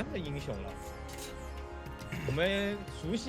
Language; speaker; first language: Chinese; native; Chinese